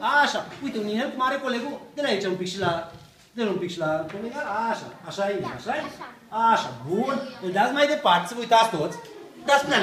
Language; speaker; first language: Romanian; native; Romanian